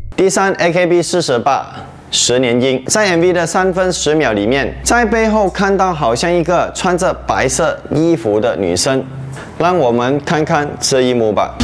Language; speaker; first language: Chinese; non-native, local second language; Hakka Chinese